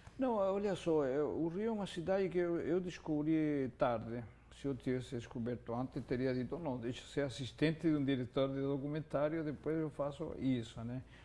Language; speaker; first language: Portuguese; non-native, fluent; Spanish